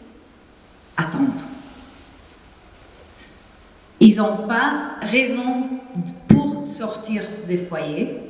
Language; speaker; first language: French; non-native, fluent; Spanish